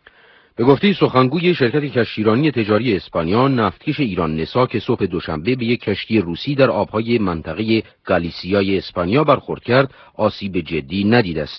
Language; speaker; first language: Persian; native; Persian